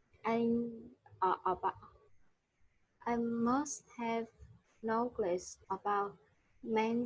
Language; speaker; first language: English; non-native, learner; Vietnamese